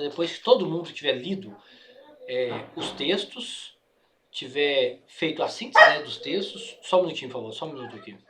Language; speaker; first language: Portuguese; native; Portuguese